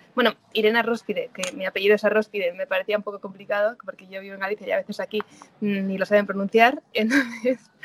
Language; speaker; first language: Spanish; native; Spanish